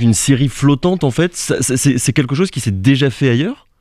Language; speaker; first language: French; native; French